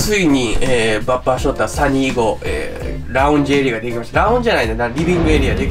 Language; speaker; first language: Japanese; native; Japanese